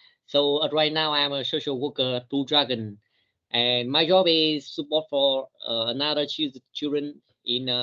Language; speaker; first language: English; non-native, learner; Vietnamese